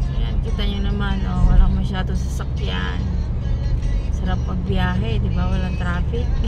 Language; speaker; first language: Filipino; native; Filipino